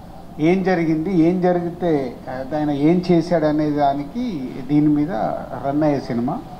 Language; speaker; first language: Telugu; native; Telugu